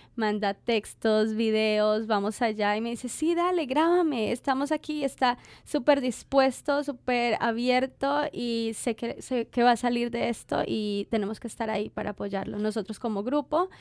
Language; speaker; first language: Spanish; native; Spanish